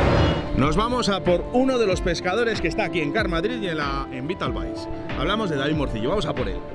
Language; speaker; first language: Spanish; native; Spanish